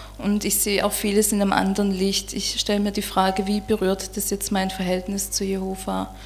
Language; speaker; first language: German; native; German